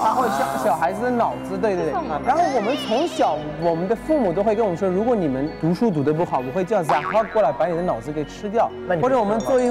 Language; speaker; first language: Chinese; non-native, fluent; Persian